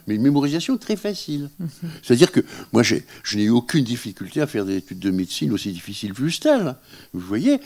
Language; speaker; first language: French; non-native, local second language; Arabic